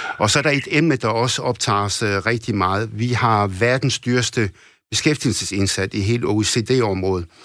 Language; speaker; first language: Danish; early bilingual, other home language; Arabic